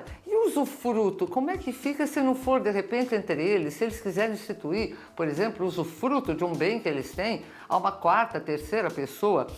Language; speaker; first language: Portuguese; native; Portuguese